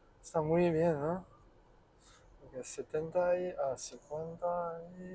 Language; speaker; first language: Spanish; non-native, learner; French